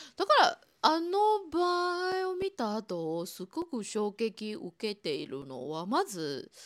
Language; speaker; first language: Japanese; non-native, fluent; Chinese